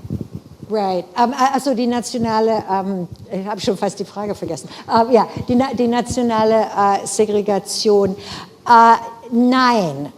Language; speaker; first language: German; non-native, fluent; English